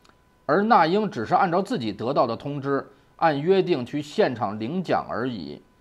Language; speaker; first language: Chinese; native; Chinese